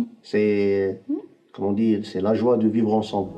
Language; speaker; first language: French; non-native, fluent; Arabic